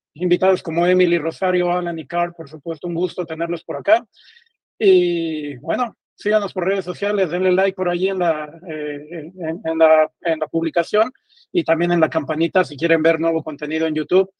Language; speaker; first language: Spanish; native; Spanish